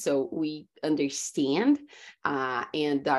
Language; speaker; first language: English; non-native, fluent; Portuguese